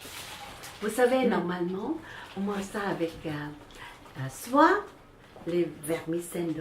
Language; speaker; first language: French; early bilingual, other home language; Vietnamese